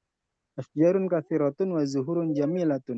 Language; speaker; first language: Arabic; non-native, learner; Indonesian